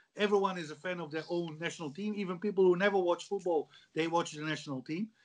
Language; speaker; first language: English; non-native, fluent; Dutch